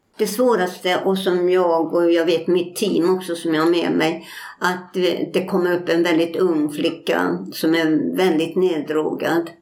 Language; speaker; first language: Swedish; native; Swedish